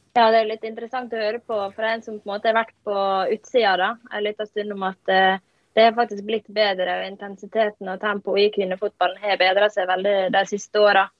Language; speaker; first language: Norwegian; native; Norwegian